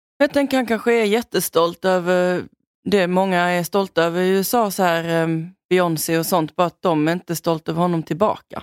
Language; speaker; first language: Swedish; native; Swedish